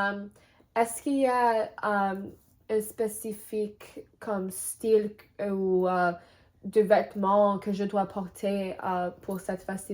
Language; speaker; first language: French; non-native, learner; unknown